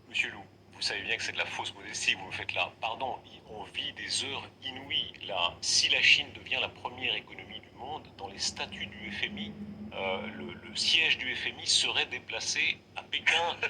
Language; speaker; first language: French; native; French